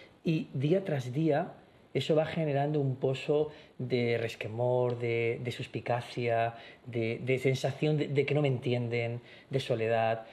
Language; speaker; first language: Spanish; native; Spanish